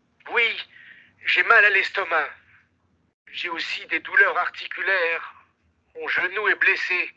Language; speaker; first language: French; non-native, learner; Spanish